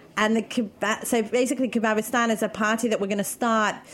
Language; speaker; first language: English; native; English